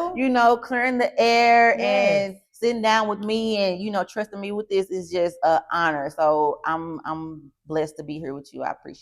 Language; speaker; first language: English; native; English